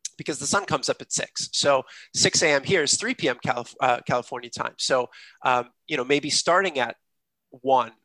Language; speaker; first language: English; native; English